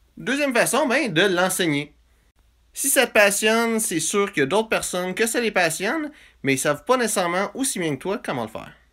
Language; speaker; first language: French; native; French